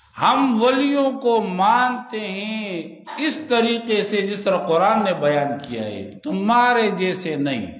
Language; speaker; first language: Urdu; non-native, local second language; Pashto